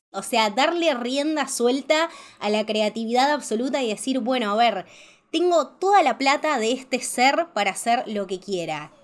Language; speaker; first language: Spanish; native; Spanish